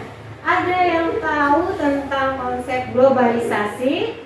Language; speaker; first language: Indonesian; native; Indonesian